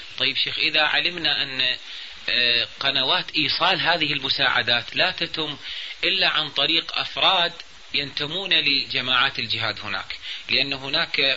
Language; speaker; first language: Arabic; native; Arabic